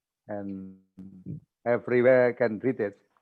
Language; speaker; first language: English; non-native, learner; Indonesian